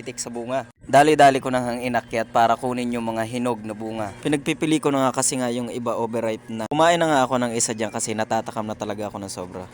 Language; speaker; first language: Filipino; non-native, local second language; Bikol